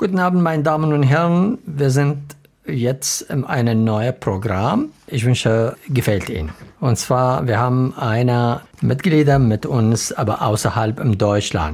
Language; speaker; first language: German; non-native, learner; Arabic